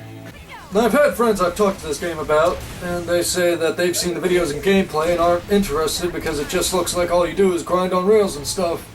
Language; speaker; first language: English; native; English